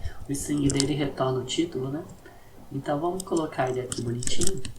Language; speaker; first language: Portuguese; native; Portuguese